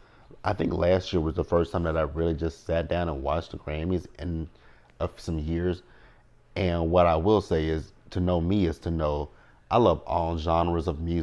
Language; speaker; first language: English; native; English